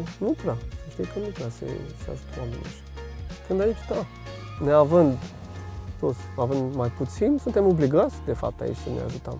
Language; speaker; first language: Romanian; non-native, fluent; French